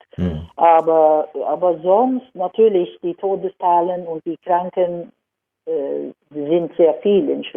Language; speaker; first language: German; non-native, fluent; Swedish